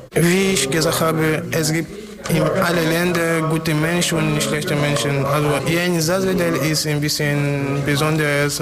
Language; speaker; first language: German; non-native, fluent; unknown